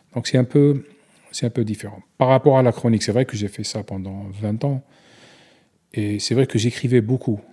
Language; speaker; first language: French; non-native, local second language; Arabic